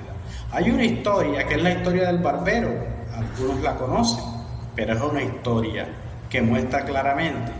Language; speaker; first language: Spanish; native; Spanish